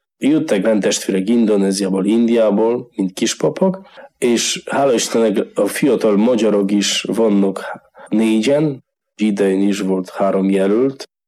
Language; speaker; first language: Hungarian; non-native, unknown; Polish